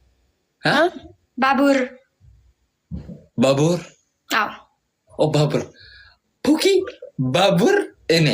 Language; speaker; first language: Amharic; non-native, learner; Tigrinya